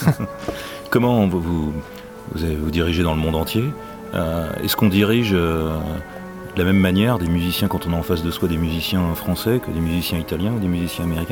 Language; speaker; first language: French; native; French